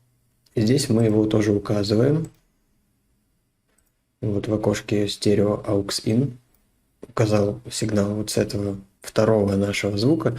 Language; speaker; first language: Russian; native; Russian